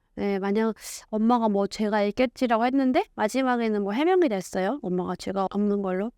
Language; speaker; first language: Korean; native; Korean